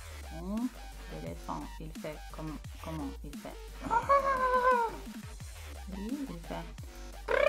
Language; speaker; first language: French; non-native, fluent; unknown